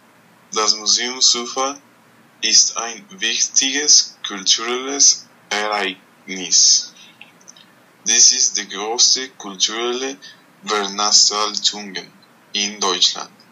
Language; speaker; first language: German; non-native, learner; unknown